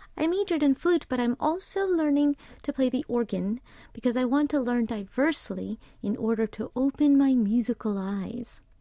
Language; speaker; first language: English; early bilingual, other home language; Korean